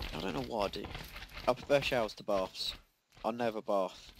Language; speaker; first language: English; native; English